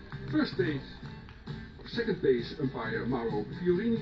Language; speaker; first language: English; non-native, fluent; Dutch